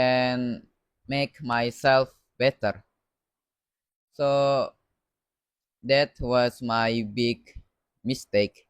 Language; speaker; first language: English; non-native, learner; Indonesian